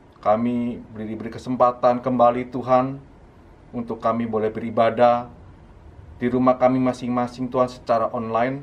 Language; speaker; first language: Indonesian; native; Indonesian